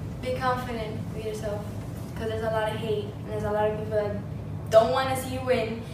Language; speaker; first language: English; early bilingual, other home language; Spanish